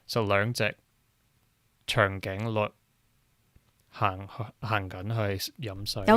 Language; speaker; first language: Cantonese; non-native, learner; English